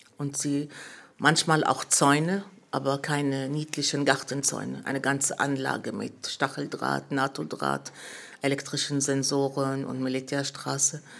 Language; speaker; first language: German; early bilingual, other home language; Arabic